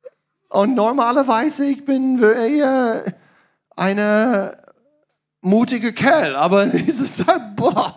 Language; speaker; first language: German; non-native, learner; English